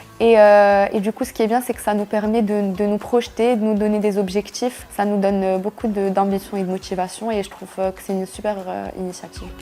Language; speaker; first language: French; non-native, local second language; Arabic